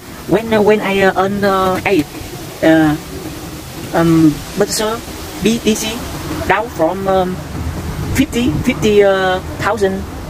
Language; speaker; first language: English; non-native, learner; Vietnamese